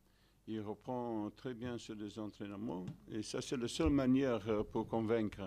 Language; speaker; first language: French; non-native, fluent; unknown